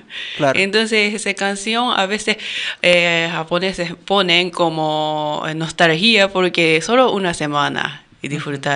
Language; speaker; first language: Spanish; non-native, learner; Japanese